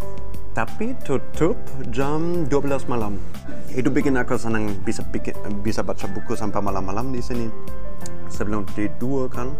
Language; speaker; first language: Indonesian; non-native, fluent; German